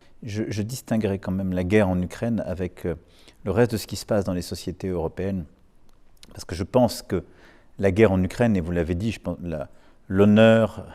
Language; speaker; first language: French; native; French